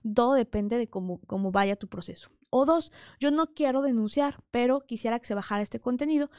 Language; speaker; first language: Spanish; native; Spanish